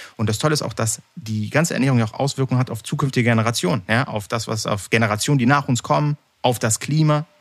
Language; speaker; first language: German; native; German